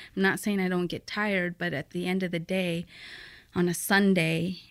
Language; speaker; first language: English; early bilingual, other home language; Spanish